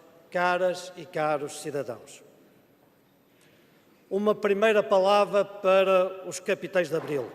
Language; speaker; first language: Portuguese; native; Portuguese